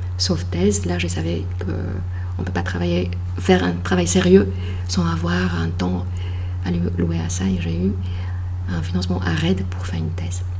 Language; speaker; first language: French; non-native, fluent; Polish